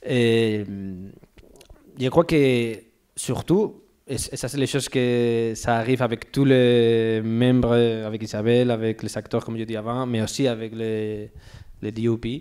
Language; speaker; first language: French; non-native, learner; Spanish